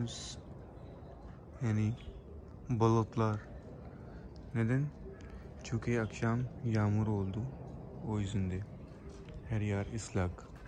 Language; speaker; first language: Turkish; non-native, learner; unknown